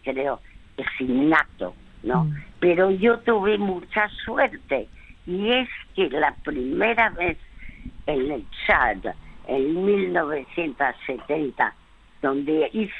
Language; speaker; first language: Spanish; early bilingual, other home language; French